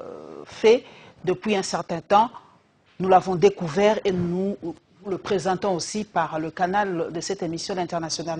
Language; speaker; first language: French; non-native, local second language; Lingala